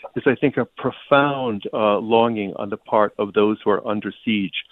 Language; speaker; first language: English; early bilingual, other home language; Ukrainian